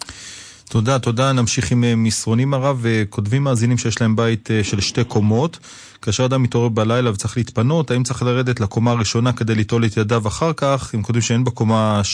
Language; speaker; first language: Hebrew; native; Hebrew